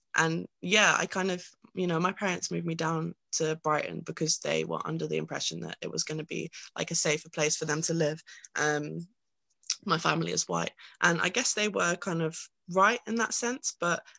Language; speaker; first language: English; native; English